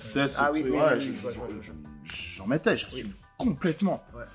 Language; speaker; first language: French; native; French